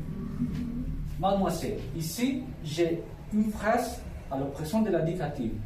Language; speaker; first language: French; non-native, fluent; Spanish